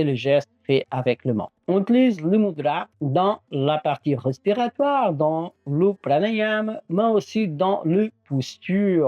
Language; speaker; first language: French; non-native, fluent; Portuguese